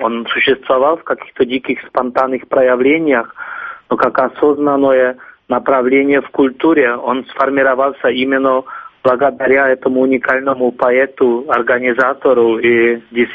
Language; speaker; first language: Russian; non-native, fluent; Czech